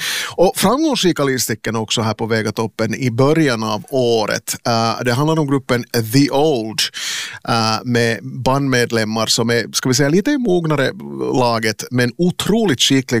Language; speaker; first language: Swedish; native; Swedish